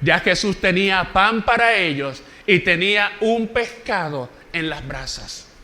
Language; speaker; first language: Spanish; native; Spanish